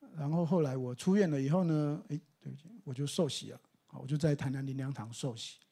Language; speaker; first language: Chinese; native; Chinese